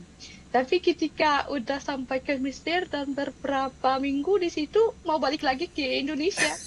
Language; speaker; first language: Indonesian; non-native, fluent; Arabic